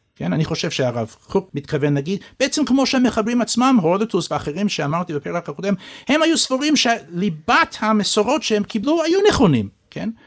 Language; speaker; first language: Hebrew; non-native, fluent; English